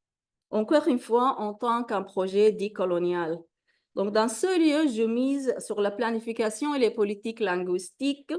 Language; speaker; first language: French; non-native, fluent; Arabic